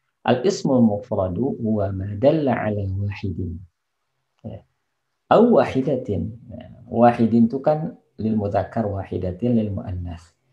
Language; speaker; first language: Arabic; non-native, fluent; Indonesian